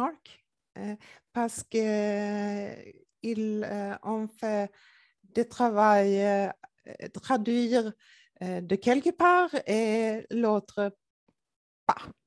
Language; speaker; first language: French; non-native, learner; Swedish